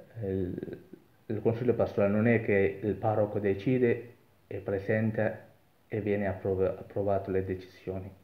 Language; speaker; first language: Italian; non-native, fluent; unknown